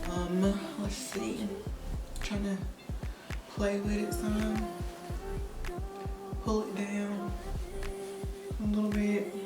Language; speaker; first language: English; native; English